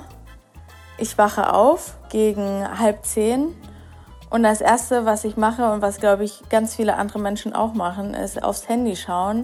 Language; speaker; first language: German; native; German